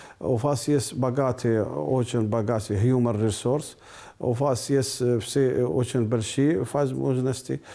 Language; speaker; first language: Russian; non-native, learner; Arabic